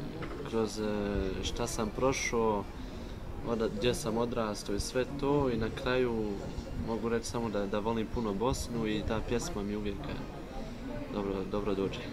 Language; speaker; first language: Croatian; early bilingual, heritage; Bosnian